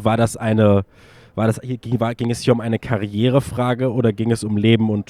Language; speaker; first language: German; native; German